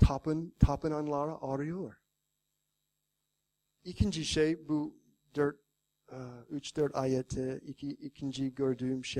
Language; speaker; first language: Turkish; non-native, fluent; English